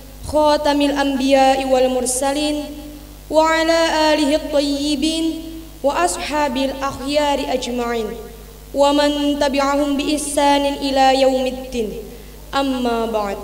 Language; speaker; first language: Arabic; non-native, learner; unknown